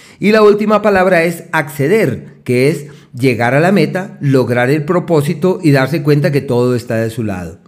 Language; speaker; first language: Spanish; native; Spanish